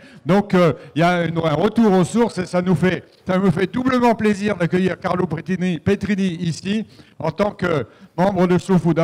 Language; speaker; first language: French; native; French